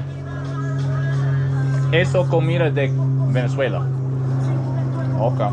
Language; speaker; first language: Spanish; non-native, learner; English